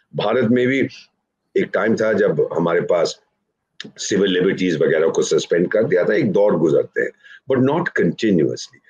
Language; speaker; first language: Hindi; native; Hindi